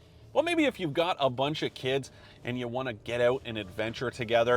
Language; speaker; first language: English; native; English